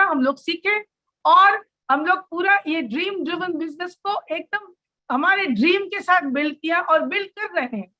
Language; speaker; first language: Hindi; non-native, local second language; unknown